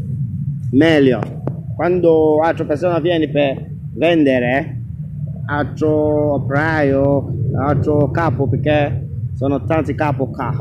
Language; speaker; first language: Italian; non-native, learner; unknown